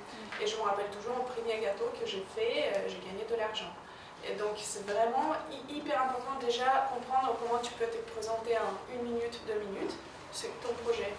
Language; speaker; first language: French; non-native, fluent; Russian